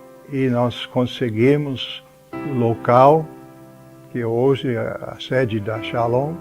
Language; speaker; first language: Portuguese; non-native, fluent; English